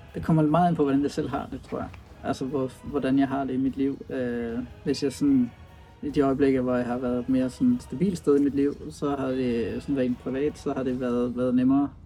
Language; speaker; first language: Danish; native; Danish